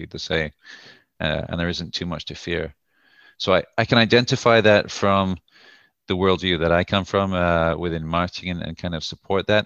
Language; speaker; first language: English; native; English